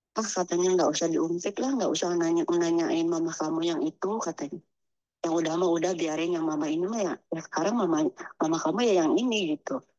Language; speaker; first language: Indonesian; native; Indonesian